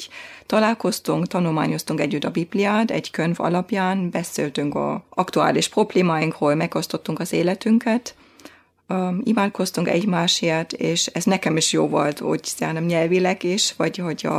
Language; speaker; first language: Hungarian; non-native, fluent; German